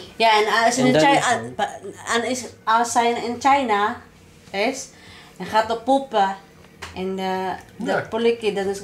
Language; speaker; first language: Dutch; non-native, learner; Cebuano